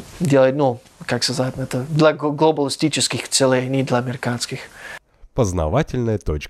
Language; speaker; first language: Russian; non-native, learner; English